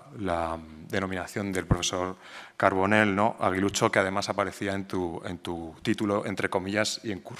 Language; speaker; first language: Spanish; native; Spanish